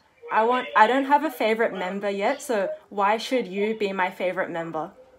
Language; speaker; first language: English; native; English